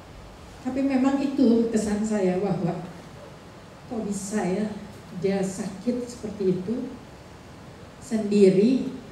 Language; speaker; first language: Indonesian; native; Indonesian